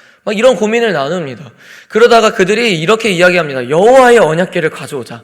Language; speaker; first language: Korean; native; Korean